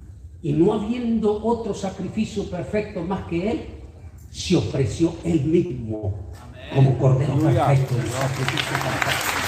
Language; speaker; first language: Spanish; native; Spanish